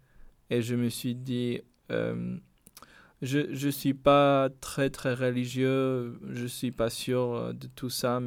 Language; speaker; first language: French; non-native, fluent; Spanish